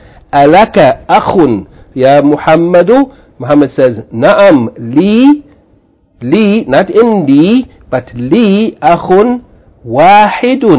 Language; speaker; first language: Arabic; non-native, fluent; English